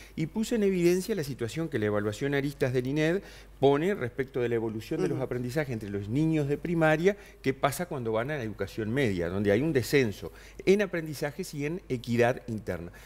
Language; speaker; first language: Spanish; native; Spanish